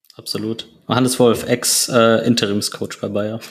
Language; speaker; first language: German; native; German